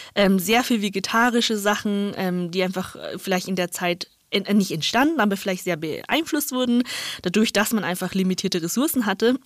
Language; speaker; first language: German; non-native, fluent; Chinese